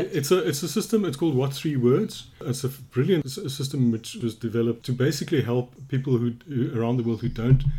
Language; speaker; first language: English; native; English